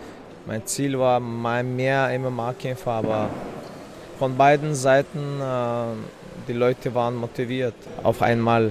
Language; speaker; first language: German; non-native, fluent; Chechen